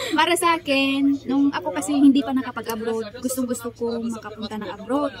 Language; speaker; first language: Filipino; non-native, local second language; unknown